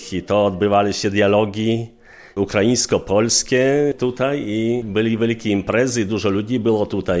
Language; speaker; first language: Polish; non-native, local second language; Ukrainian